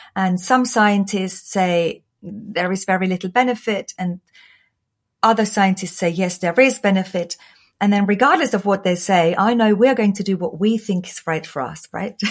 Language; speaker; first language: English; non-native, fluent; German